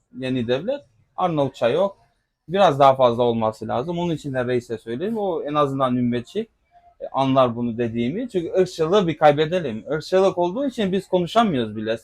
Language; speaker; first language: Turkish; non-native, local second language; Albanian